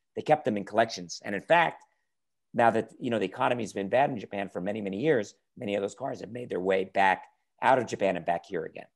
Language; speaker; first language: English; native; English